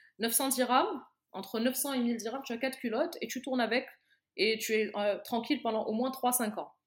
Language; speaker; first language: French; non-native, local second language; Arabic